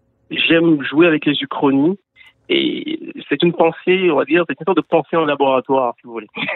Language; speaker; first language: French; non-native, local second language; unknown